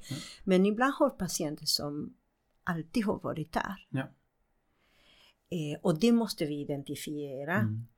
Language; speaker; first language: Swedish; non-native, fluent; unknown